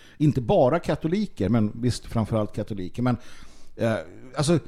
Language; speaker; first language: Swedish; native; Swedish